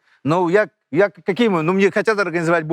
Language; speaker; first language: Russian; native; Russian